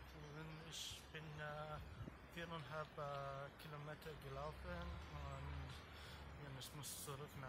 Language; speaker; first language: German; non-native, fluent; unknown